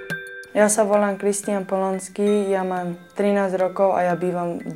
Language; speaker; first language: Slovak; early bilingual, heritage; Slovak